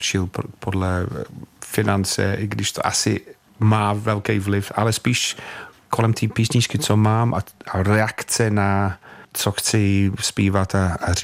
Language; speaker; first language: Czech; non-native, fluent; English